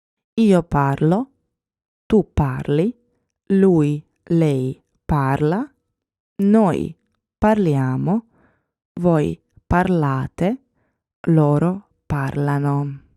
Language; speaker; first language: Italian; non-native, fluent; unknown